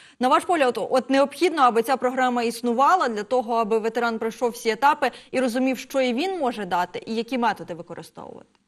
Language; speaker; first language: Ukrainian; native; Ukrainian